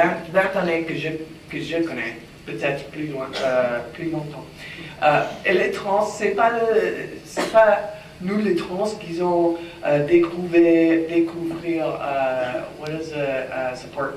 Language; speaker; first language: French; non-native, learner; English